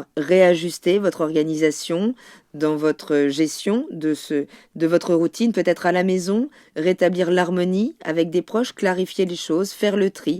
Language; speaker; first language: French; native; French